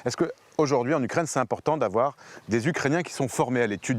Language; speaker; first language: French; native; French